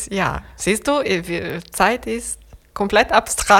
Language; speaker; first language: German; non-native, fluent; Serbian